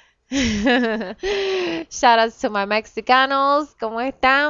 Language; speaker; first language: Spanish; early bilingual, heritage; Spanish